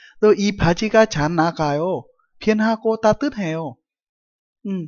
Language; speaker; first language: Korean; non-native, fluent; Vietnamese